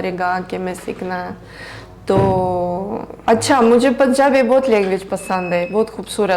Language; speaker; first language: Hindi; non-native, learner; Greek